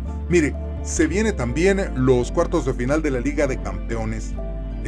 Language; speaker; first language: Spanish; native; Spanish